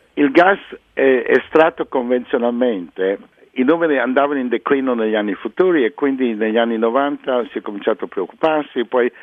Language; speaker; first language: Italian; non-native, fluent; English